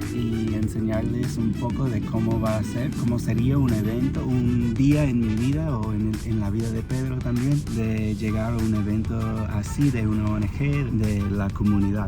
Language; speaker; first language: Spanish; non-native, fluent; English